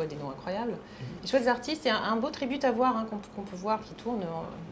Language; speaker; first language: French; native; French